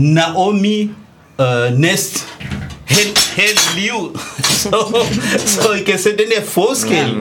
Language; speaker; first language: Danish; non-native, fluent; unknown